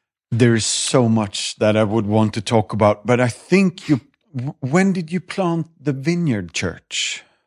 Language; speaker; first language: English; non-native, fluent; Swedish